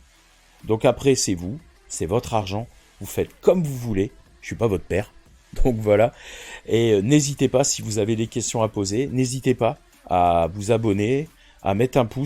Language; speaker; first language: French; native; French